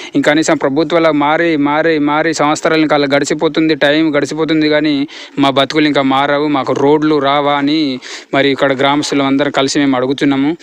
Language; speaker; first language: Telugu; native; Telugu